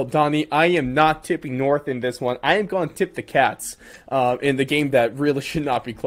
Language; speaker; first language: English; native; English